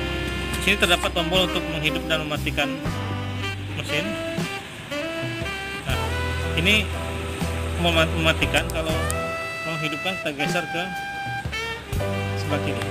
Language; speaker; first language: Indonesian; native; Indonesian